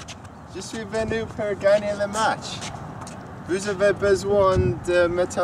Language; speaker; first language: French; non-native, learner; English